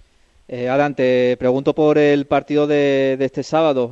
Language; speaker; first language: Spanish; native; Spanish